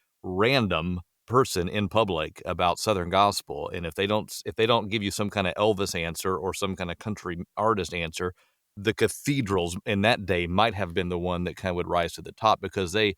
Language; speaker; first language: English; native; English